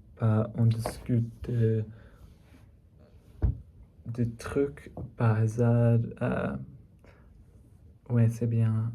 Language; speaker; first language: French; non-native, learner; English